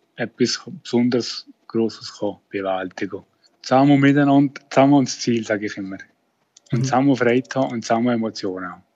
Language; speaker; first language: German; native; German